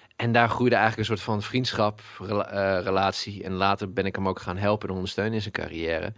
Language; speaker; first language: Dutch; early bilingual, other home language; Arabic